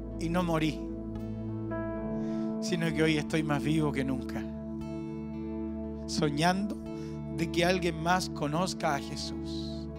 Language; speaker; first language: Spanish; native; Spanish